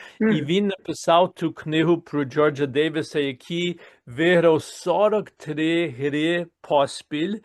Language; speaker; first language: Ukrainian; early bilingual, heritage; Ukrainian